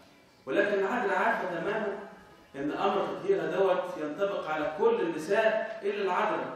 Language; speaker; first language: Arabic; native; Arabic